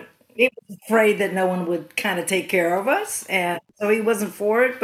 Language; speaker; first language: English; native; English